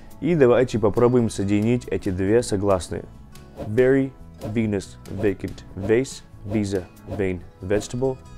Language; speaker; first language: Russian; early bilingual, heritage; Russian